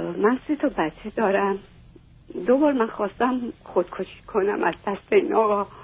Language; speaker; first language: Persian; non-native, local second language; Armenian